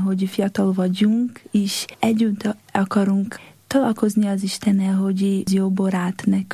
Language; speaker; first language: Hungarian; non-native, learner; Portuguese